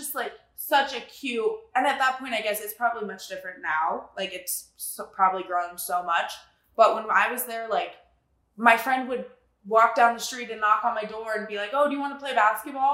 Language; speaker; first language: English; native; English